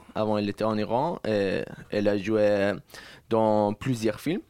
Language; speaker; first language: French; non-native, fluent; Persian